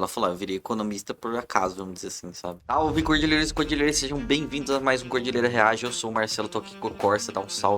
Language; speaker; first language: Portuguese; native; Portuguese